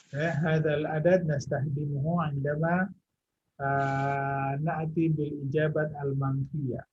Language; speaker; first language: Arabic; non-native, fluent; Indonesian